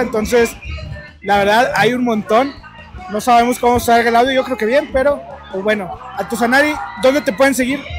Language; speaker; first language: Spanish; native; Spanish